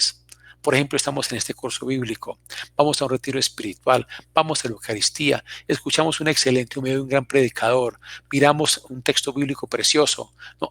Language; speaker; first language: Spanish; native; Spanish